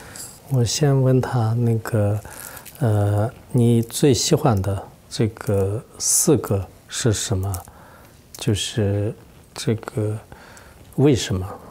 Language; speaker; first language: Chinese; non-native, local second language; Tibetan